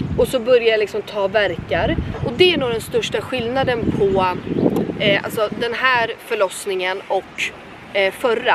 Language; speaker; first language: Swedish; native; Swedish